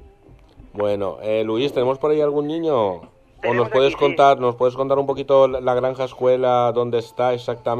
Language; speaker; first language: Spanish; native; Spanish